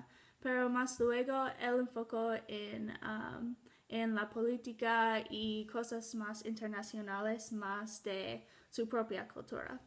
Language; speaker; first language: Spanish; non-native, learner; English